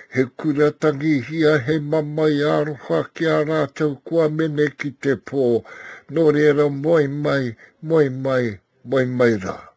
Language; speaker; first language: Māori; non-native, local second language; English